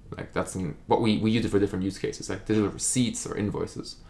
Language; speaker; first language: English; non-native, fluent; German